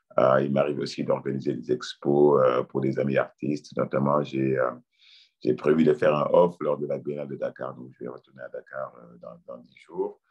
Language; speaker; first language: French; non-native, local second language; Wolof